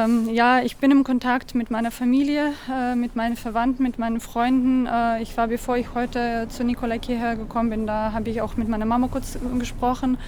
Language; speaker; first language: German; non-native, fluent; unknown